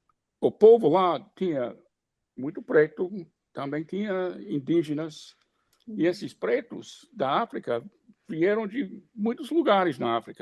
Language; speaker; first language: Portuguese; non-native, fluent; English